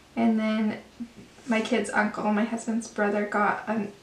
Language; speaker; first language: English; native; English